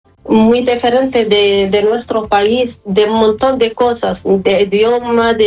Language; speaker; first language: Spanish; non-native, fluent; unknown